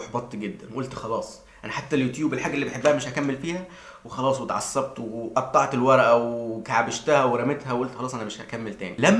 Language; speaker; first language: Arabic; native; Arabic